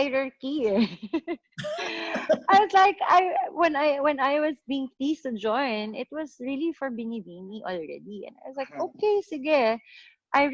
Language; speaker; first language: English; non-native, local second language; Hiligaynon